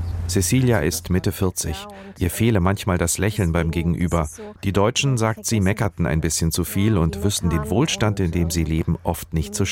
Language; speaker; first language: German; native; German